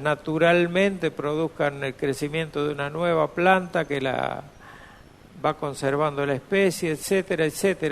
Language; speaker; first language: Spanish; native; Spanish